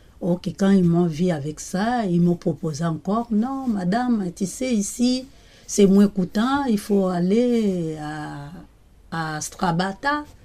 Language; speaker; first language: French; non-native, local second language; Lingala